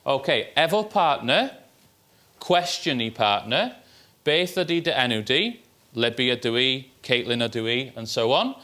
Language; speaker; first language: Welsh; non-native, local second language; English